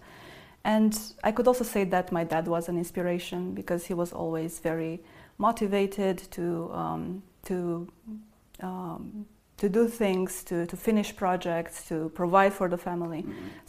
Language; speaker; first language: English; non-native, fluent; Romanian